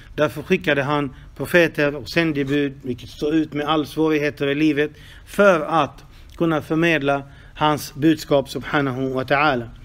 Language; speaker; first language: Swedish; non-native, fluent; Arabic